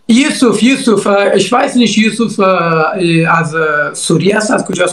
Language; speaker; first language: German; non-native, learner; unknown